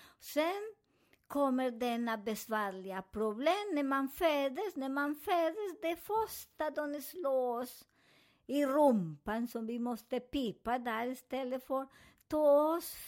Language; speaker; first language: Swedish; non-native, fluent; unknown